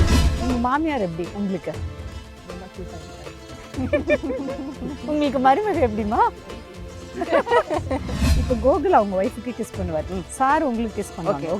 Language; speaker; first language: Tamil; native; Tamil